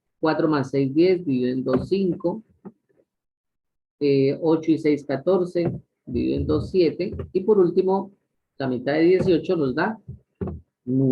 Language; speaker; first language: Spanish; native; Spanish